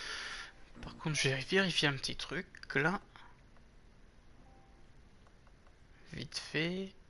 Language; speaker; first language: French; native; French